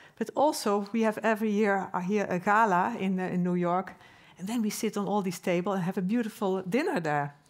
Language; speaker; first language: English; non-native, fluent; Dutch